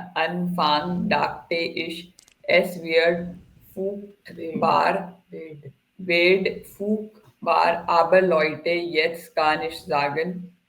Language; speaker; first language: German; non-native, learner; Hindi